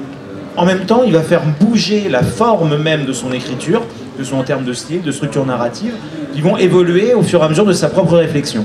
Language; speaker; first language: French; native; French